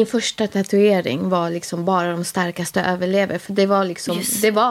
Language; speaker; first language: Swedish; native; Swedish